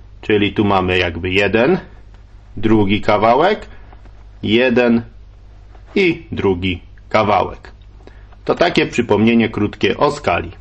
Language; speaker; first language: Polish; native; Polish